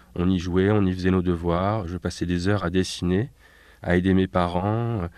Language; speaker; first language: French; native; French